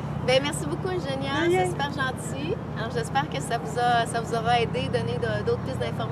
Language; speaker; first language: French; native; French